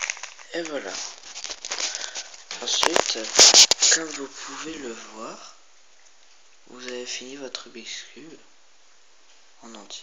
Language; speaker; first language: French; native; French